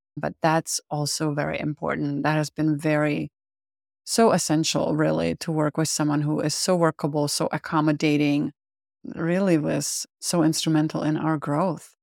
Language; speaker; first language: English; non-native, fluent; Czech